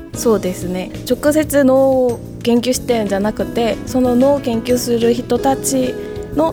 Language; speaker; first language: Japanese; non-native, fluent; Korean